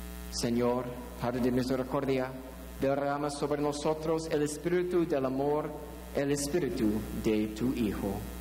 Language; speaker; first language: Spanish; non-native, fluent; English